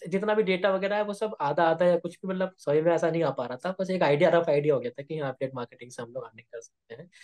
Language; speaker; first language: Hindi; native; Hindi